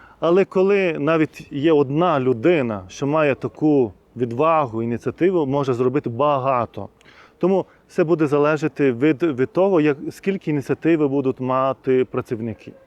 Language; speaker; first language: Ukrainian; non-native, fluent; Lithuanian